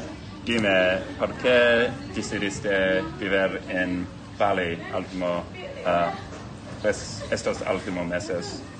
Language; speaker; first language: Spanish; non-native, learner; English